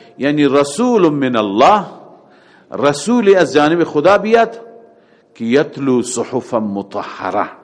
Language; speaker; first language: Persian; native; Persian